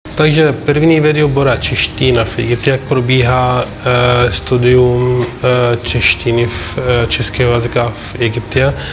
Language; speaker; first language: Czech; non-native, fluent; Arabic